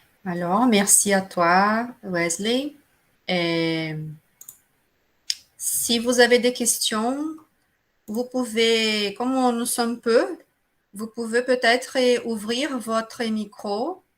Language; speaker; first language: French; non-native, fluent; Portuguese